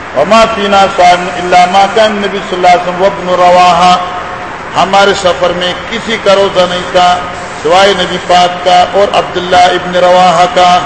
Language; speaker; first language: Urdu; non-native, local second language; Pashto